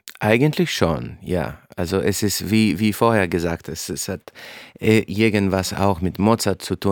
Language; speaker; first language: German; non-native, fluent; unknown